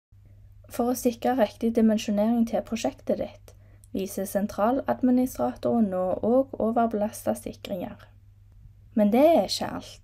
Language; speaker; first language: Norwegian; native; Norwegian